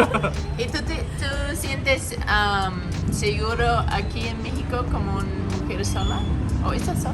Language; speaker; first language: Spanish; non-native, learner; English